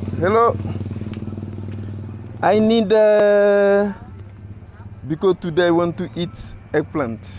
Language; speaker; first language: English; non-native, fluent; French